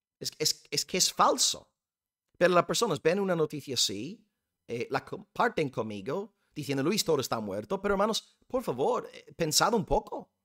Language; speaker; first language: Spanish; non-native, fluent; English